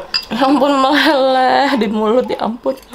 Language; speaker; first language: Indonesian; native; Indonesian